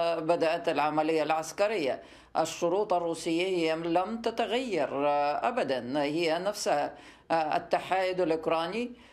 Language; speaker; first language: Arabic; non-native, fluent; Russian